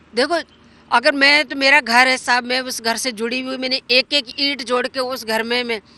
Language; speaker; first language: Hindi; native; Hindi